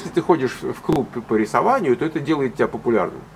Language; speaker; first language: Russian; native; Russian